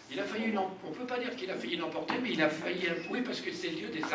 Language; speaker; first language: French; native; French